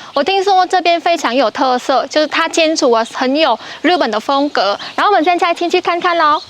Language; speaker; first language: Chinese; non-native, fluent; Vietnamese